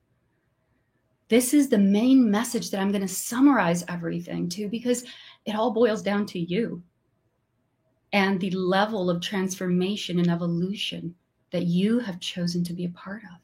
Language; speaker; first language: English; non-native, fluent; Portuguese